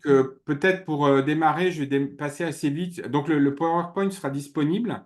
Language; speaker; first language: French; native; French